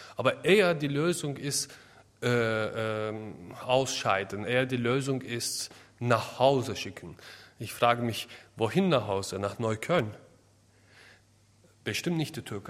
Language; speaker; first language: German; non-native, fluent; Turkish